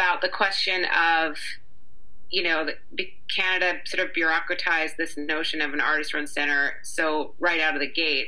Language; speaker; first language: English; native; English